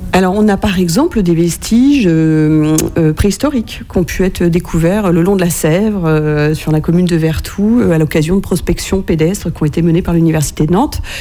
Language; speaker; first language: French; native; French